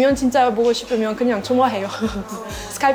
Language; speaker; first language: Korean; non-native, learner; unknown